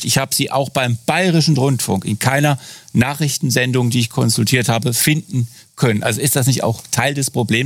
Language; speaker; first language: German; native; German